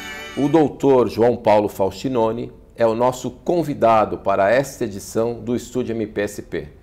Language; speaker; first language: Portuguese; native; Portuguese